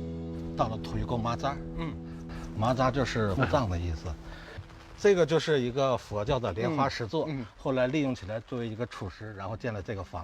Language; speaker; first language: Chinese; native; Chinese